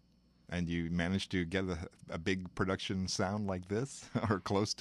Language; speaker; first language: English; native; English